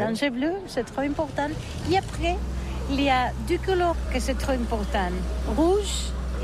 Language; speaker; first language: French; non-native, learner; Catalan